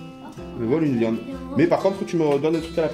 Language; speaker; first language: French; native; French